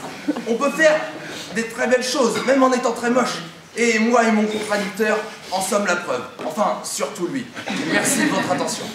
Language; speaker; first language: French; native; French